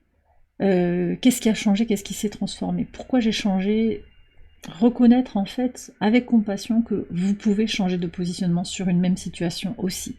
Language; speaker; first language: French; native; French